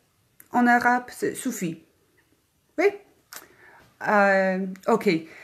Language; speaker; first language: French; non-native, learner; Polish